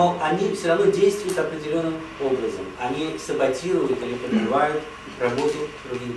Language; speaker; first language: Russian; native; Russian